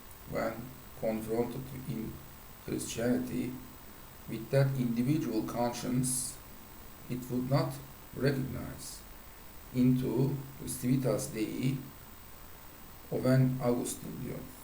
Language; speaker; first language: English; non-native, fluent; Turkish